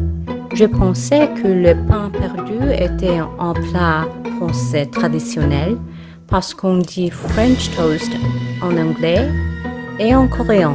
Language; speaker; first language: French; non-native, learner; Korean